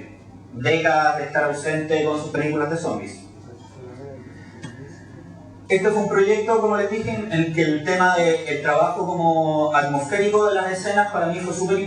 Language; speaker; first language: Spanish; native; Spanish